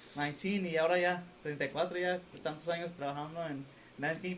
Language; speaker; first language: Spanish; early bilingual, heritage; Spanish